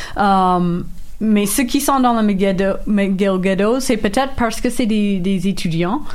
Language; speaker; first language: French; non-native, local second language; English